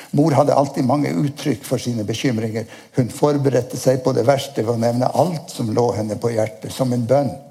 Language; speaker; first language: Norwegian; native; Norwegian